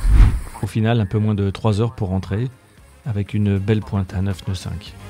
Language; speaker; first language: French; native; French